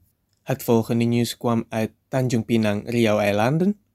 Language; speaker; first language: Dutch; non-native, fluent; Indonesian